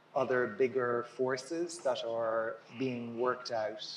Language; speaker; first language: English; native; English